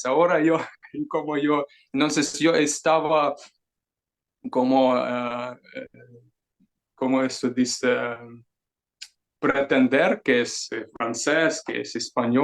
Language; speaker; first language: Spanish; non-native, fluent; Ukrainian